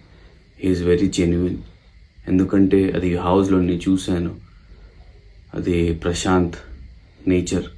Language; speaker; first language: Telugu; non-native, local second language; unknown